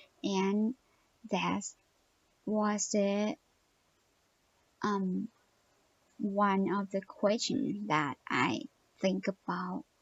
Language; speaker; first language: English; non-native, learner; Thai